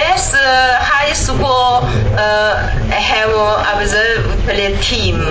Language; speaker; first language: English; non-native, learner; Chinese